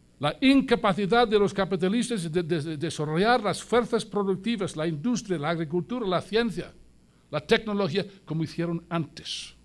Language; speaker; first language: Spanish; non-native, fluent; English